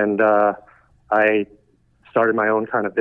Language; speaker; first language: English; native; English